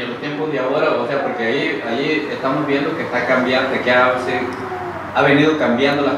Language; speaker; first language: Spanish; native; Spanish